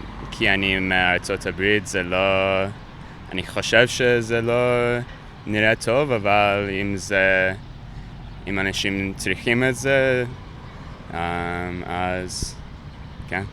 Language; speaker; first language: Hebrew; non-native, learner; English